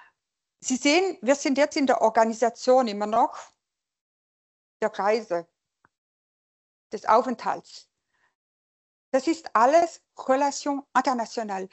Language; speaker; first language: German; non-native, local second language; French